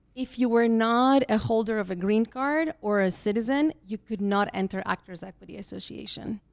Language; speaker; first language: English; non-native, fluent; Greek